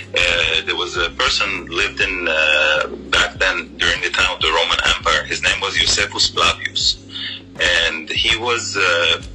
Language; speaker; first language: English; non-native, fluent; Hebrew